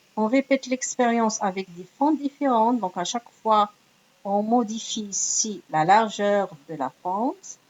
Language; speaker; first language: French; non-native, local second language; Arabic